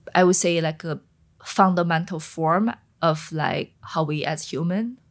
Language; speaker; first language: English; non-native, fluent; Chinese